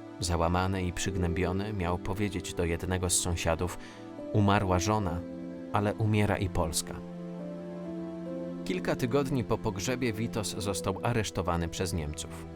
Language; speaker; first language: Polish; native; Polish